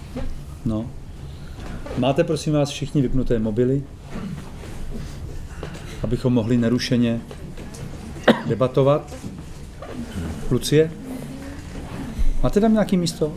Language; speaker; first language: Czech; native; Czech